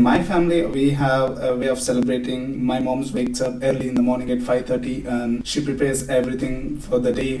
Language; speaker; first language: English; non-native, local second language; Telugu